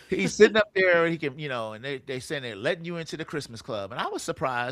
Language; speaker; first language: English; native; English